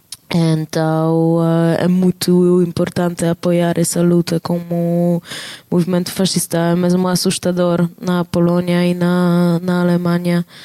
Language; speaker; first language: Portuguese; non-native, fluent; Polish